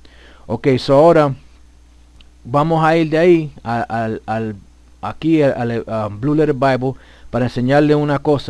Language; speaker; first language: Spanish; early bilingual, heritage; Spanish